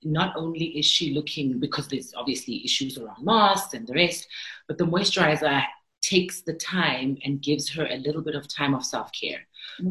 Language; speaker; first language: English; non-native, local second language; Zulu